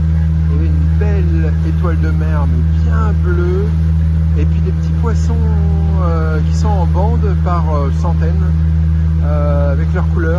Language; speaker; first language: French; native; French